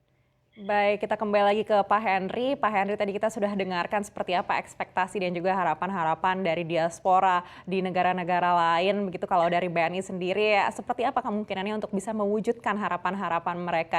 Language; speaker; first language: Indonesian; native; Indonesian